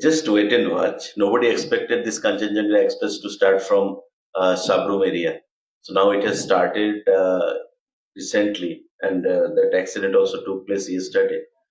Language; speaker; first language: English; non-native, local second language; Bangla